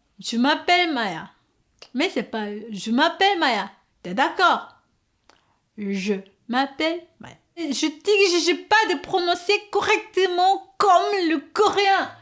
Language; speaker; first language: French; non-native, fluent; Korean